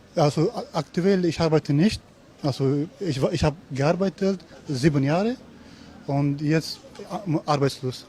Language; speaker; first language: German; non-native, learner; Persian